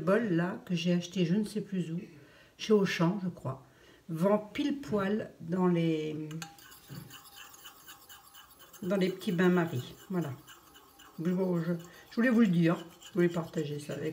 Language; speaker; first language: French; native; French